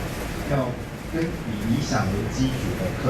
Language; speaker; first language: Chinese; native; Chinese